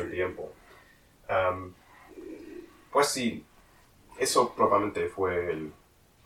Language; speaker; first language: Spanish; non-native, learner; English